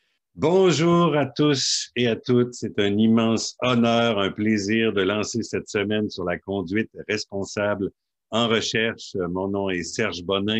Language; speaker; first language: French; native; French